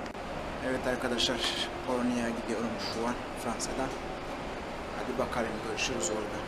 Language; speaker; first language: Turkish; non-native, fluent; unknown